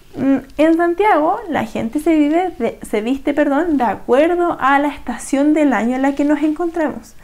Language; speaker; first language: Spanish; native; Spanish